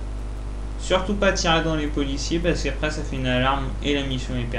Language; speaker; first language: French; native; French